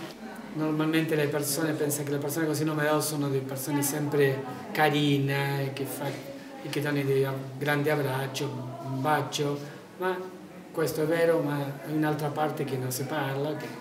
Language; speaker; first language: Italian; non-native, learner; Spanish